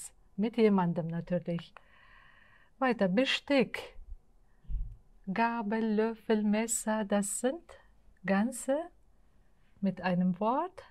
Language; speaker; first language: German; non-native, fluent; Uzbek